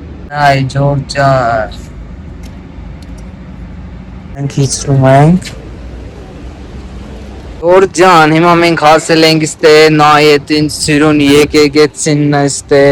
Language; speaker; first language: Armenian; non-native, learner; Hindi